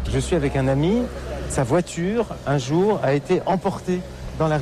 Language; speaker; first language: French; native; French